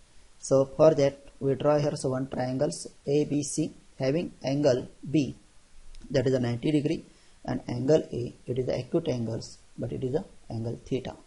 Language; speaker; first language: English; non-native, local second language; Marathi